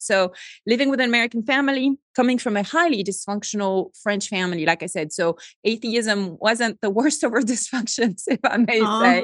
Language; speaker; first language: English; non-native, fluent; French